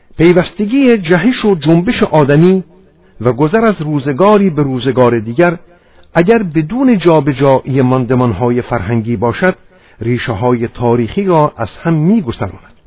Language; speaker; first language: Persian; non-native, local second language; Armenian